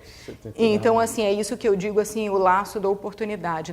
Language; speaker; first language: Portuguese; native; Portuguese